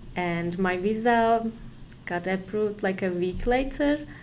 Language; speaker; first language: English; non-native, fluent; Turkish